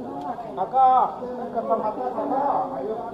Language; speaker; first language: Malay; non-native, learner; Arabic